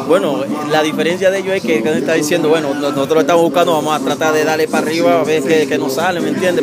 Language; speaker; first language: Spanish; native; Spanish